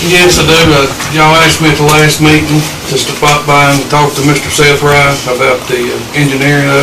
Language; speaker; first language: English; native; English